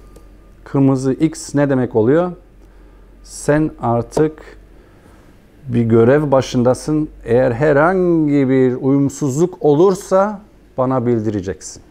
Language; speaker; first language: Turkish; non-native, fluent; German